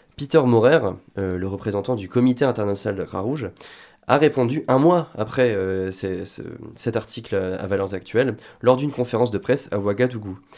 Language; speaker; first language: French; native; French